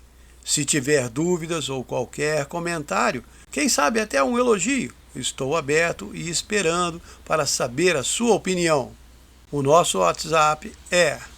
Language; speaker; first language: Portuguese; native; Portuguese